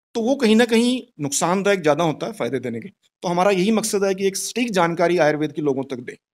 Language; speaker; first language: Hindi; native; Hindi